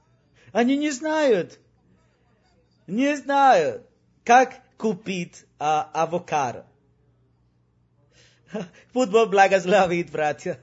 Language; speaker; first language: Russian; non-native, learner; Spanish